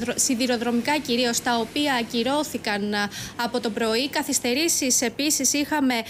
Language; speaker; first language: Greek; native; Greek